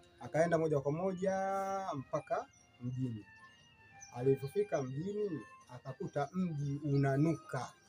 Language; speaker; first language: Swahili; native; Swahili